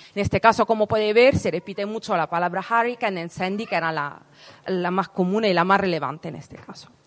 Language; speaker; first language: Spanish; non-native, fluent; Italian